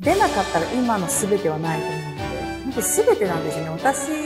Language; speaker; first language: Japanese; native; Japanese